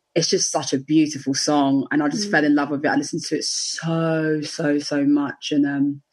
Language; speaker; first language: English; native; English